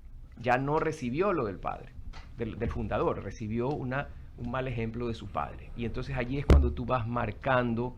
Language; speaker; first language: Spanish; native; Spanish